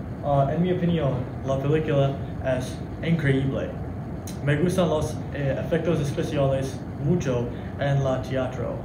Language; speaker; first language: Spanish; non-native, learner; English